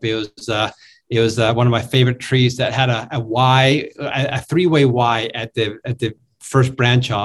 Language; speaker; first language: English; non-native, fluent; Spanish